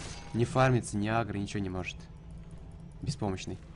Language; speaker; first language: Russian; native; Russian